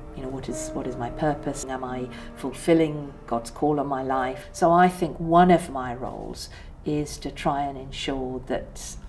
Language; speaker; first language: English; early bilingual, other home language; Persian